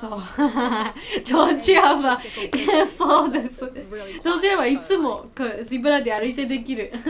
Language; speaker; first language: Japanese; non-native, learner; Georgian